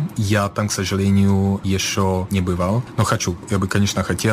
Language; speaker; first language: Russian; non-native, fluent; Czech